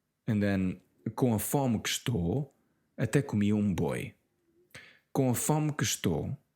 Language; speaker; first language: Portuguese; non-native, fluent; English